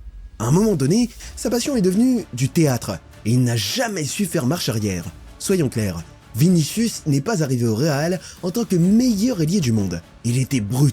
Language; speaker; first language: French; native; French